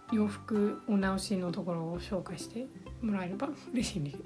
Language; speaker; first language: Japanese; non-native, fluent; English